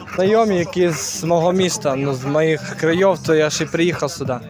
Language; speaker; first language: Ukrainian; non-native, local second language; Russian